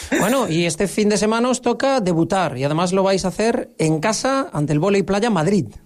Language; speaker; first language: Spanish; native; Spanish